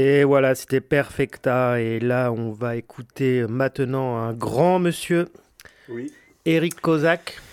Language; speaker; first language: French; native; French